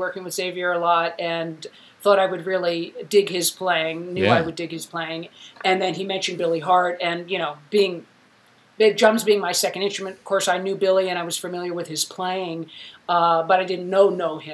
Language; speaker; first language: English; native; English